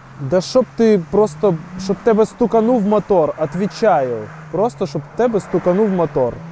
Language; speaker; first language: Ukrainian; non-native, local second language; Russian